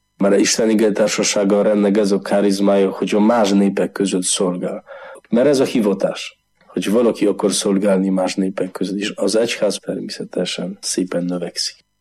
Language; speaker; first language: Hungarian; non-native, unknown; Polish